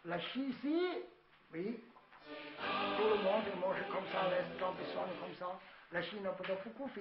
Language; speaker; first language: French; non-native, learner; Chinese